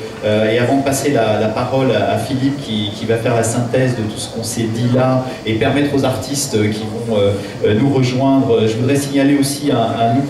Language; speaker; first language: French; native; French